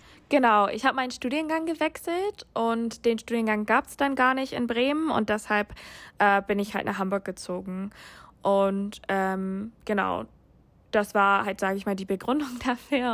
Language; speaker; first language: German; non-native, fluent; English